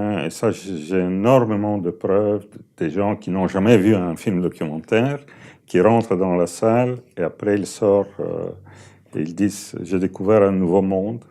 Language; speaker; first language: French; non-native, fluent; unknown